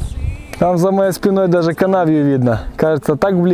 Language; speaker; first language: Russian; native; Russian